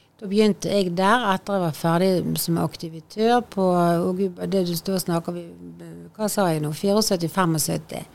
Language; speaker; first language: Norwegian; native; Norwegian